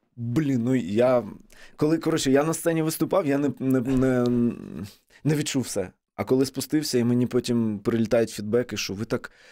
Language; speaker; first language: Ukrainian; non-native, local second language; Russian